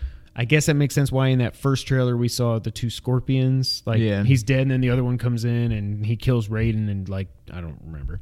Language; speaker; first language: English; native; English